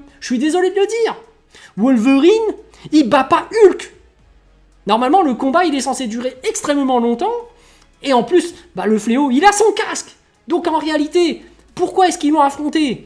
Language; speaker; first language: French; native; French